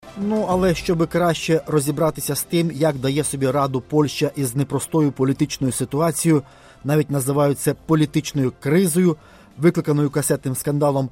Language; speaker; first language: Ukrainian; native; Ukrainian